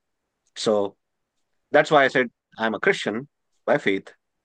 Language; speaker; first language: English; non-native, local second language; Marathi